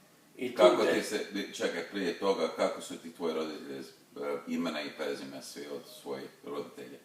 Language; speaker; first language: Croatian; early bilingual, heritage; Croatian